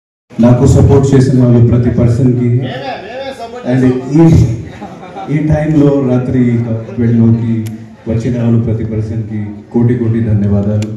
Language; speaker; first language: Telugu; non-native, fluent; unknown